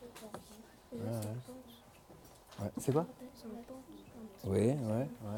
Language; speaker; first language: French; native; French